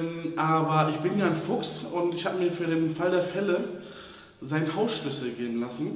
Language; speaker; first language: German; native; German